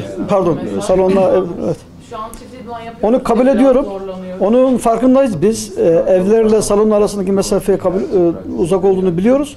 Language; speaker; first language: Turkish; native; Turkish